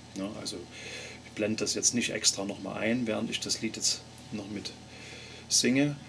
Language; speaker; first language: German; native; German